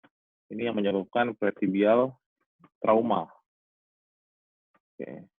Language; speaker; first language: Indonesian; native; Indonesian